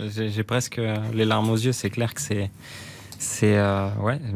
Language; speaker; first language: French; native; French